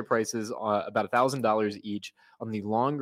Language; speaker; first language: English; native; English